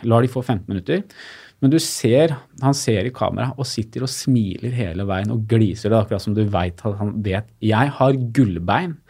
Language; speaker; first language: Norwegian; native; Norwegian